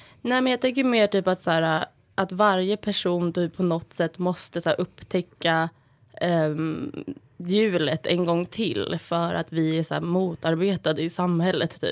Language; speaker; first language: Swedish; native; Swedish